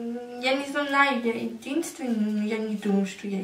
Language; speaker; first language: Russian; early bilingual, heritage; German